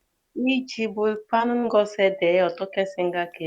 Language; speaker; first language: Korean; non-native, learner; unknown